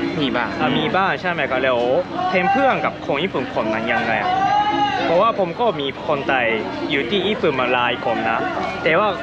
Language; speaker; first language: Thai; non-native, fluent; Japanese